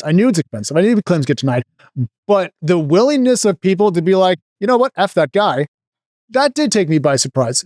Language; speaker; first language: English; native; English